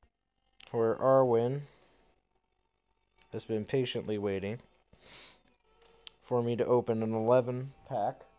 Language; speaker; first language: English; native; English